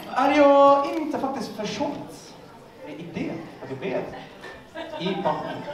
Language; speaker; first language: Swedish; non-native, fluent; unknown